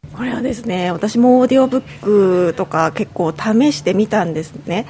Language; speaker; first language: Japanese; native; Japanese